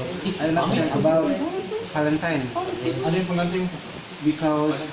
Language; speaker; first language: English; non-native, learner; Indonesian